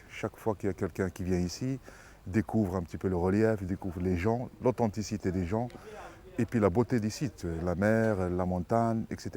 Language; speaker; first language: French; non-native, local second language; Arabic